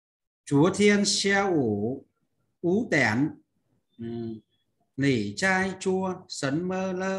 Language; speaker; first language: Chinese; non-native, fluent; Vietnamese